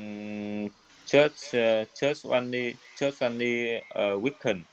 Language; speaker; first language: English; non-native, learner; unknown